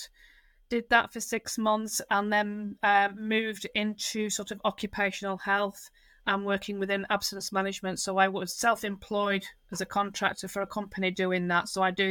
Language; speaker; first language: English; native; English